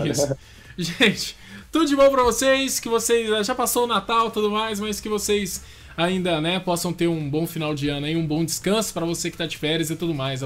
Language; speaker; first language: Portuguese; native; Portuguese